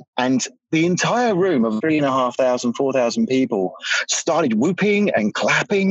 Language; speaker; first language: English; native; English